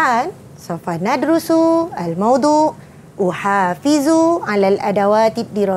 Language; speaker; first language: Arabic; non-native, fluent; Malay